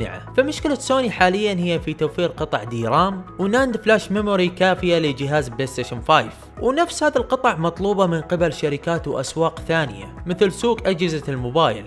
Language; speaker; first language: Arabic; native; Arabic